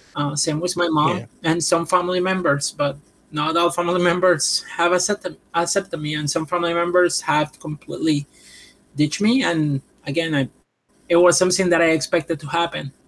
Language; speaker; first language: English; non-native, fluent; Spanish